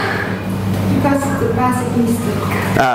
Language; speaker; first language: English; non-native, learner; Vietnamese